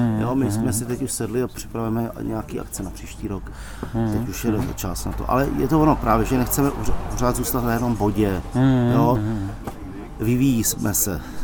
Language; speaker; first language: Czech; native; Czech